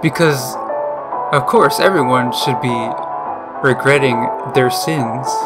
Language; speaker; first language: English; native; English